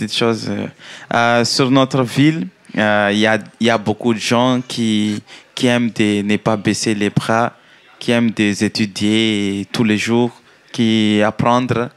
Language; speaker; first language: French; non-native, learner; Malagasy